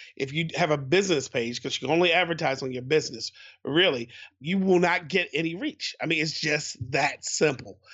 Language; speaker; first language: English; native; English